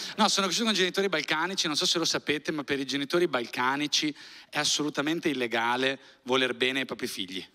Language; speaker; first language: Italian; early bilingual, other home language; Albanian